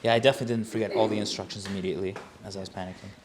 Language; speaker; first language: English; native; English